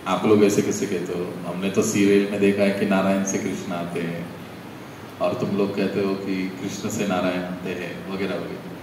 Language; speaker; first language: Hindi; non-native, local second language; Marathi